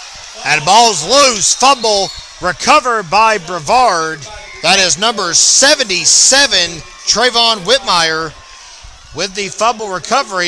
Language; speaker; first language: English; native; English